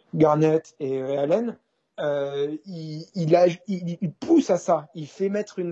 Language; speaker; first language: French; native; French